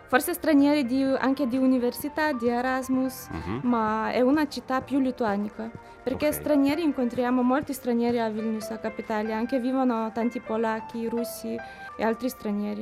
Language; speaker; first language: Italian; non-native, learner; Lithuanian